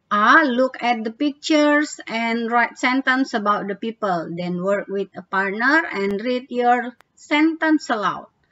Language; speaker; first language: English; non-native, fluent; Indonesian